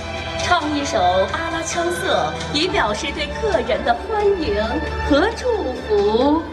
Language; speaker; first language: Chinese; native; Chinese